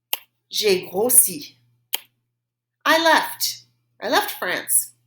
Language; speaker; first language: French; non-native, fluent; English